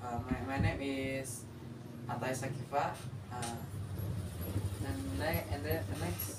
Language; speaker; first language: English; non-native, learner; Indonesian